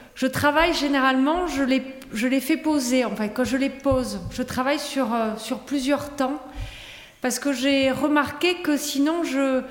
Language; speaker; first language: French; native; French